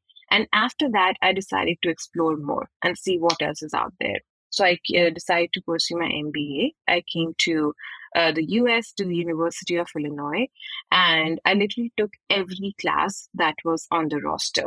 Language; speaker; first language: English; non-native, local second language; Hindi